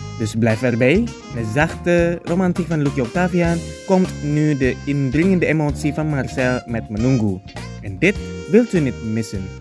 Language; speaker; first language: Dutch; non-native, fluent; Indonesian